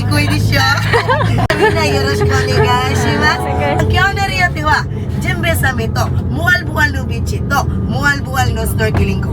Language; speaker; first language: Japanese; non-native, learner; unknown